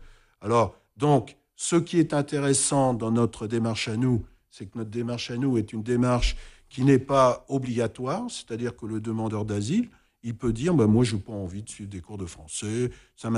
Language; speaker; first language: French; native; French